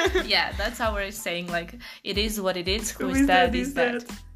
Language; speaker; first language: English; non-native, fluent; Serbian